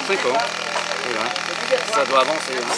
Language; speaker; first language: French; native; French